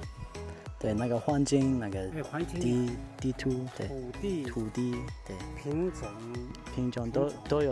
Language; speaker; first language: Chinese; non-native, learner; English